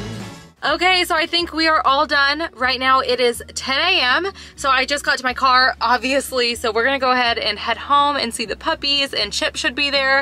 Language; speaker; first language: English; native; English